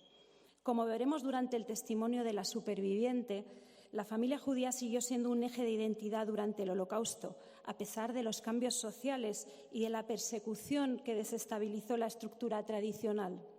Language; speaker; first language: Spanish; native; Spanish